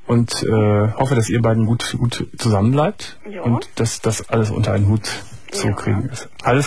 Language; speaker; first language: German; native; German